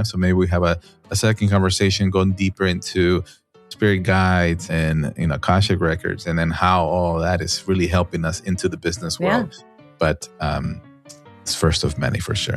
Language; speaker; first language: English; non-native, fluent; Spanish